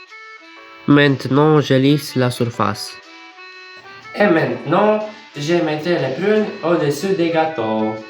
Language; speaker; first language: French; non-native, learner; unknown